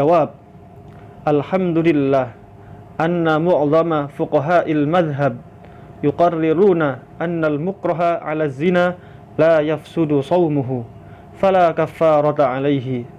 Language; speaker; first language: Arabic; non-native, fluent; Indonesian